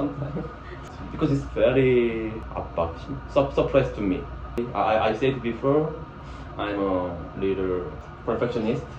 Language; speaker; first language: English; non-native, learner; Korean